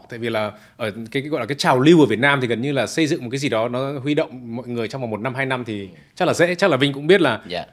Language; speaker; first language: Vietnamese; native; Vietnamese